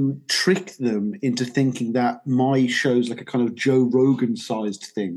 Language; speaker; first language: English; native; English